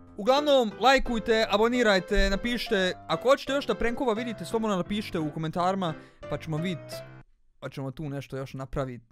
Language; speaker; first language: Bosnian; early bilingual, heritage; Bosnian